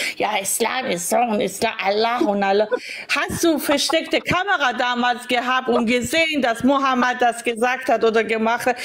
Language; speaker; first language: German; non-native, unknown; Persian